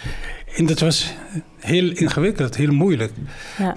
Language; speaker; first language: Dutch; non-native, fluent; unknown